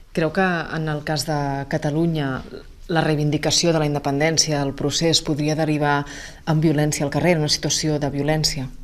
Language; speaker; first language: Catalan; native; Catalan